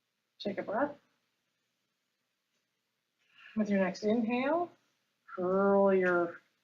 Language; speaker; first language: English; native; English